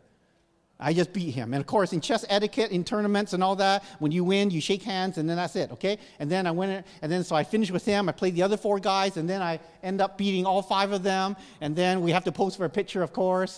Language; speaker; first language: English; native; English